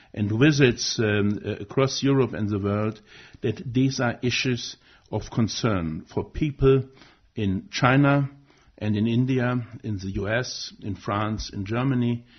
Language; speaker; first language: English; non-native, fluent; German